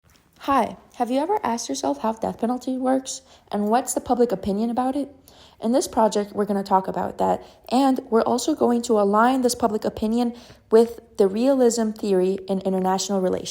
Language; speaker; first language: English; non-native, fluent; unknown